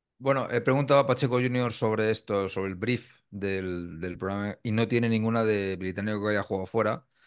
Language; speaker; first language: Spanish; native; Spanish